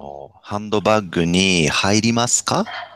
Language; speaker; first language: Japanese; non-native, fluent; English